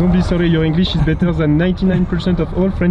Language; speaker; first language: English; non-native, learner; French